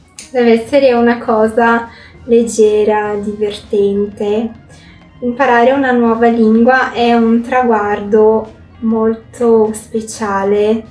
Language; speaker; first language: Italian; non-native, fluent; Portuguese